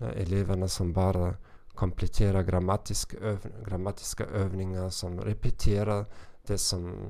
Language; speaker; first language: Swedish; non-native, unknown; German